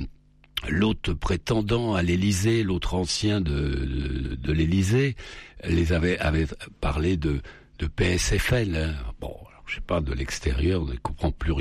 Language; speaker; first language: French; native; French